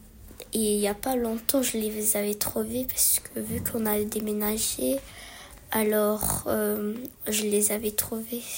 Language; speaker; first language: French; early bilingual, other home language; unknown